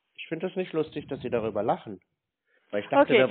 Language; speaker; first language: German; native; German